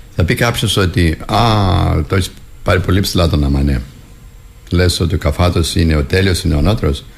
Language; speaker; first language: Greek; native; Greek